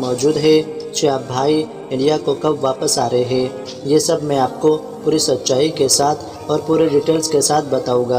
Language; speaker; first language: Hindi; native; Hindi